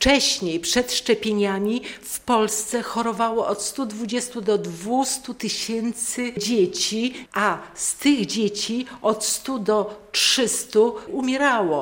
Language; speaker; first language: Polish; native; Polish